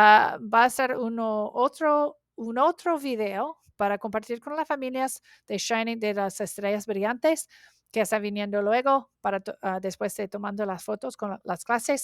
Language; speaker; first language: Spanish; non-native, learner; English